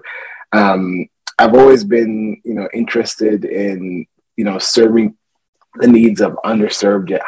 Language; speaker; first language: English; native; English